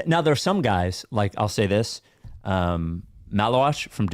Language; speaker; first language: English; native; English